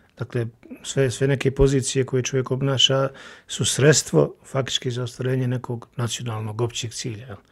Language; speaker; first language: Bosnian; native; Bosnian